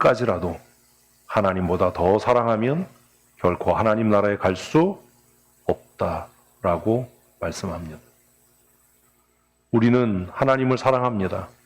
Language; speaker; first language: Korean; native; Korean